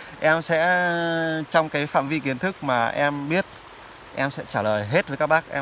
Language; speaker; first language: Vietnamese; non-native, local second language; Tày